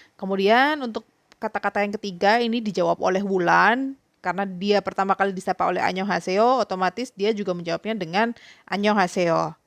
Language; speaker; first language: Indonesian; native; Indonesian